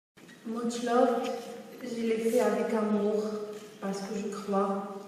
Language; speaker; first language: French; non-native, local second language; Arabic